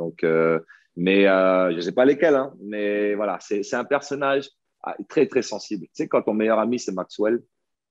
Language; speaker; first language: French; native; French